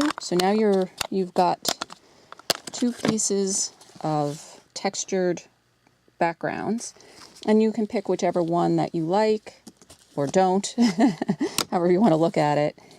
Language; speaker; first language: English; native; English